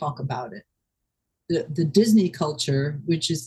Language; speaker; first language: English; non-native, local second language; Wu Chinese